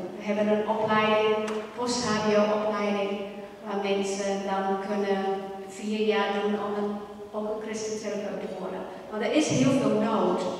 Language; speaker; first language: Dutch; non-native, fluent; English